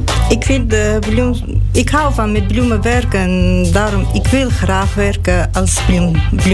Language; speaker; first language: Dutch; non-native, learner; Armenian